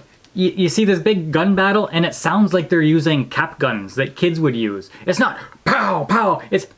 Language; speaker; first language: English; native; English